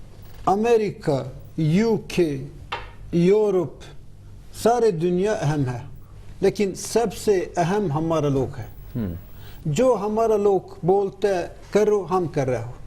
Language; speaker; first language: Hindi; non-native, learner; Turkish